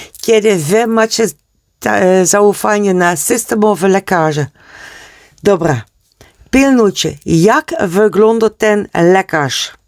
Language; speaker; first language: Polish; non-native, learner; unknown